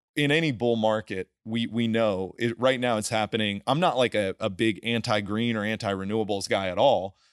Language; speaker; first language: English; native; English